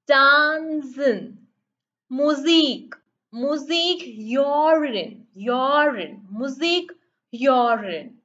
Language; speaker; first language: German; non-native, learner; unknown